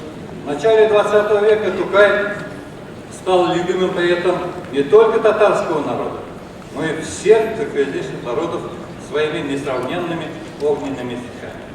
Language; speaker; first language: Russian; non-native, local second language; Kara-Kalpak